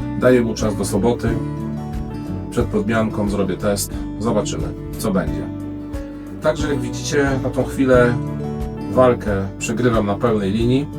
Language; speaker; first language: Polish; native; Polish